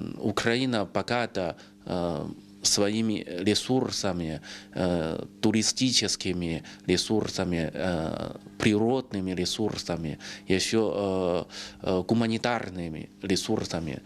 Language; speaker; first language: Russian; non-native, learner; Chinese